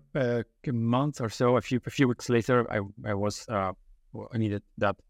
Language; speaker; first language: English; non-native, learner; Italian